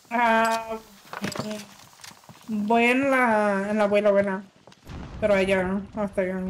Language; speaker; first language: Spanish; early bilingual, other home language; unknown